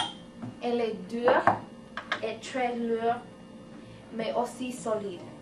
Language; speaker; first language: French; non-native, learner; English